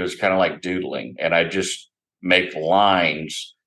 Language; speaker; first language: English; native; English